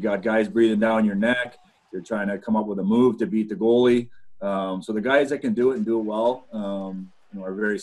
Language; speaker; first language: English; non-native, fluent; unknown